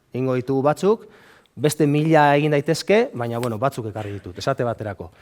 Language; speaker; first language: Basque; native; Basque